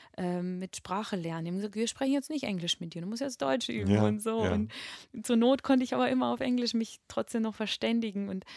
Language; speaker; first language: German; non-native, fluent; Russian